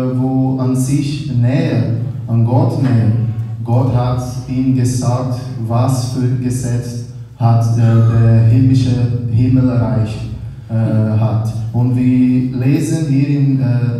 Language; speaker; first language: German; non-native, learner; Portuguese